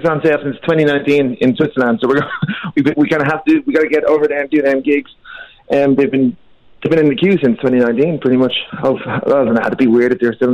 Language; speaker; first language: English; native; English